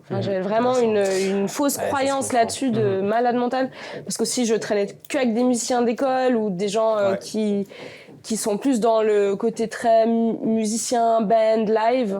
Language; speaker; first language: French; native; French